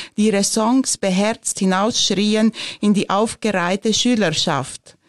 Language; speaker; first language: German; non-native, fluent; Romanian